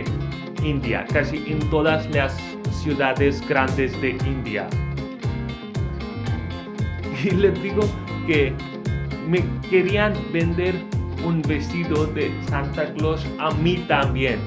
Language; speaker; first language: Spanish; non-native, fluent; Hindi